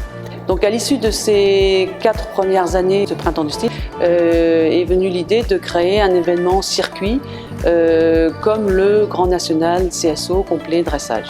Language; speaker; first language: French; native; French